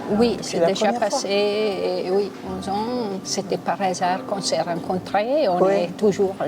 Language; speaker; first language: French; non-native, local second language; Italian